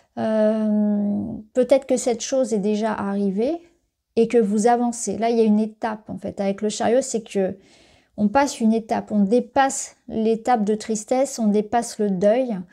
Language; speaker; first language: French; native; French